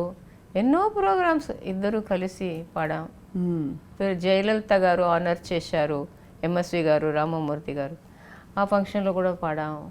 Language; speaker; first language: Telugu; non-native, local second language; Tamil